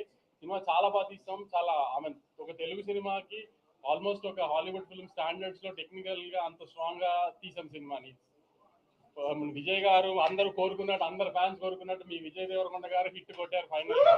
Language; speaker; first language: Telugu; native; Telugu